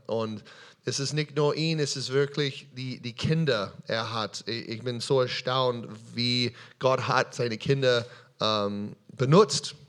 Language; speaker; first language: German; non-native, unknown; English